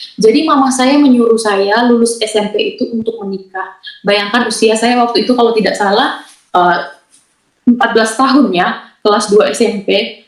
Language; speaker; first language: Indonesian; native; Indonesian